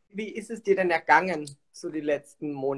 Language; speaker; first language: German; native; German